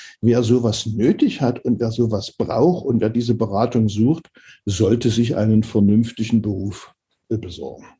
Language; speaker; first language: German; native; German